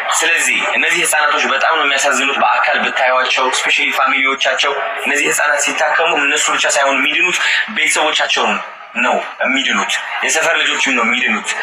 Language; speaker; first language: Amharic; native; Amharic